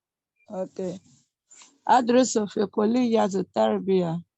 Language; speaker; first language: Arabic; non-native, learner; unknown